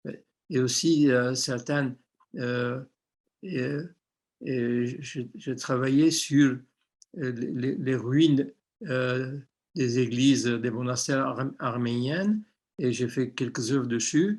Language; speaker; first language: French; non-native, fluent; Armenian